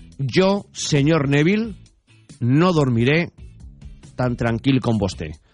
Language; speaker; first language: Catalan; native; Catalan